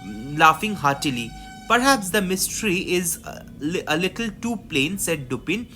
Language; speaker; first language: English; non-native, local second language; Bangla